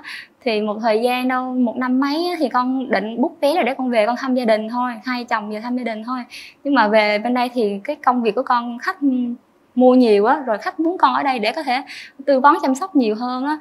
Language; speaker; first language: Vietnamese; native; Vietnamese